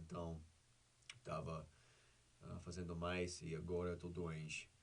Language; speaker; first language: Portuguese; non-native, fluent; English